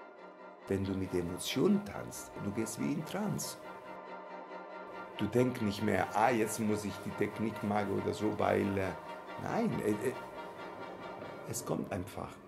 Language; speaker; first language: German; non-native, fluent; Italian